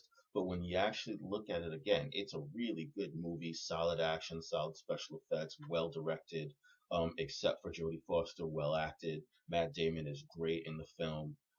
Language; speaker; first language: English; native; English